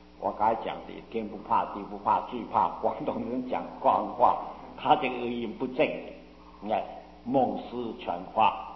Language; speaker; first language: Chinese; non-native, local second language; Min Nan Chinese